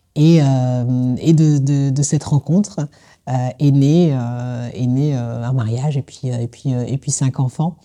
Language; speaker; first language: French; native; French